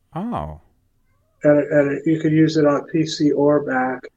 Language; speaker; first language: English; native; English